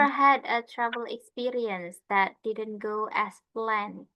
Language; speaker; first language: English; non-native, fluent; Indonesian